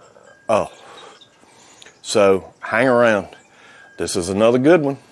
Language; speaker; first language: English; native; English